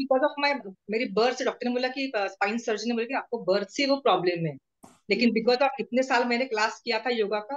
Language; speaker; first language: Hindi; non-native, local second language; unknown